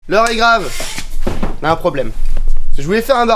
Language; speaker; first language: French; native; French